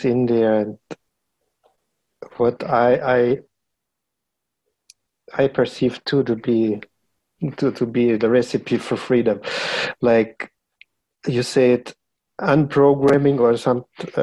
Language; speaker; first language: English; non-native, fluent; German